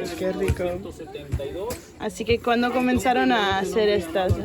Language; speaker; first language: Spanish; non-native, learner; English